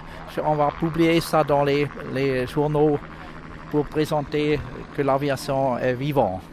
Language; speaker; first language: French; non-native, local second language; German